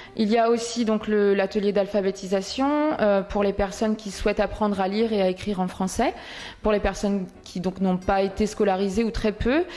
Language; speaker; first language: French; native; French